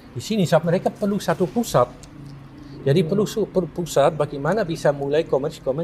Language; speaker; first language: Indonesian; non-native, fluent; Dutch